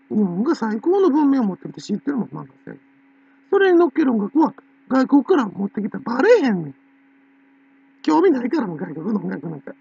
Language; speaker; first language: Japanese; native; Japanese